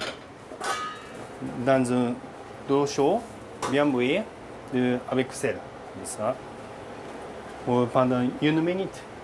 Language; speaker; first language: French; non-native, learner; Japanese